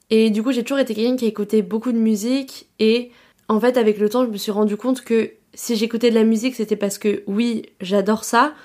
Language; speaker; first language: French; native; French